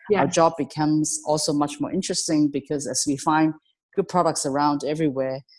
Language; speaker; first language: English; non-native, local second language; Cantonese